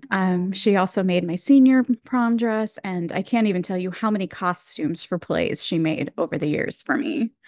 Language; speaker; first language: English; native; English